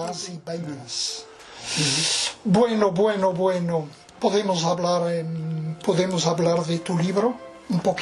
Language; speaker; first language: Spanish; non-native, fluent; Portuguese